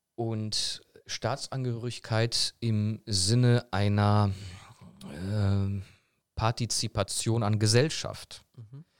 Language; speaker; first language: German; early bilingual, other home language; Polish